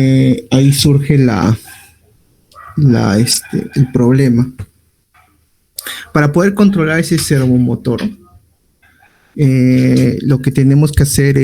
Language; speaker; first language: Spanish; native; Spanish